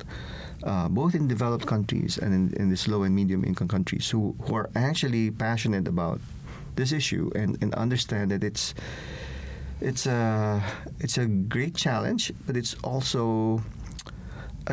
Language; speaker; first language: English; non-native, local second language; Filipino